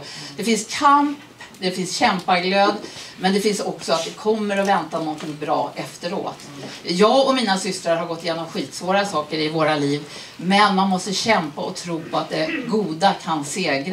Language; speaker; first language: Swedish; native; Swedish